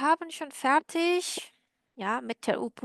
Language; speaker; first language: German; non-native, learner; Indonesian